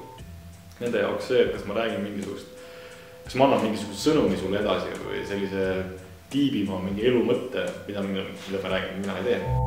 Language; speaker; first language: Estonian; native; Estonian